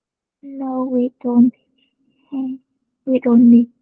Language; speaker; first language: English; non-native, learner; Vietnamese